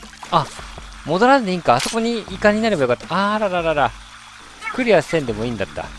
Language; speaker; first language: Japanese; native; Japanese